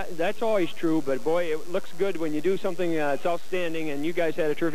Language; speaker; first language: English; native; English